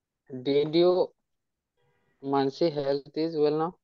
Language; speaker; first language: English; non-native, learner; Hindi